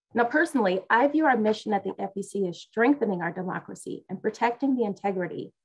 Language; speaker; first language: English; native; English